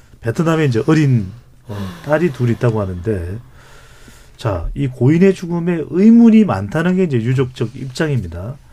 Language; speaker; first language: Korean; native; Korean